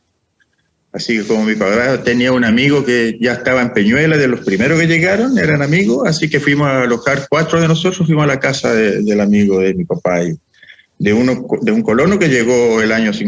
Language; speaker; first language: Spanish; early bilingual, other home language; Italian